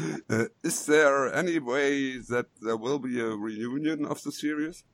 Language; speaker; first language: English; non-native, fluent; German